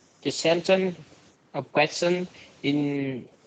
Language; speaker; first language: English; non-native, learner; Vietnamese